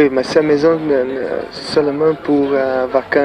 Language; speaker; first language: French; non-native, learner; Portuguese